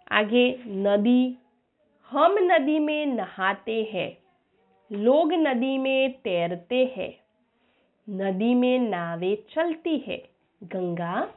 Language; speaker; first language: Hindi; non-native, local second language; Gujarati